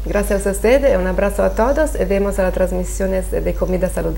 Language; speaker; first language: Spanish; non-native, learner; Italian